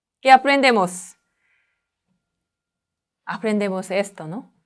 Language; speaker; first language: Spanish; non-native, learner; Korean